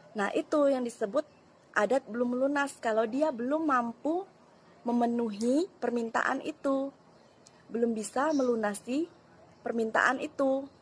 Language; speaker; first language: Indonesian; non-native, local second language; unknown